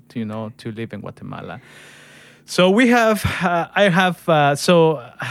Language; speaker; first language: English; non-native, fluent; Spanish